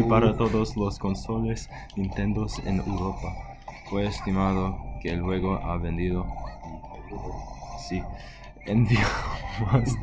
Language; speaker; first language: Spanish; non-native, learner; English